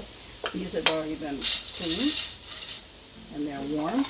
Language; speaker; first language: English; native; English